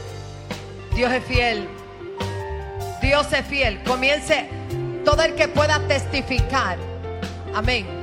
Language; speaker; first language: Spanish; native; Spanish